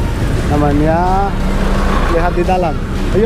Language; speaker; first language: Indonesian; non-native, learner; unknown